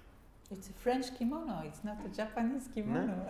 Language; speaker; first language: English; non-native, fluent; French